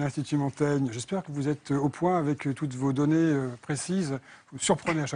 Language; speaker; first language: French; native; French